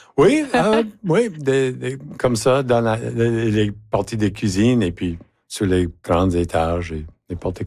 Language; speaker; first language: French; native; French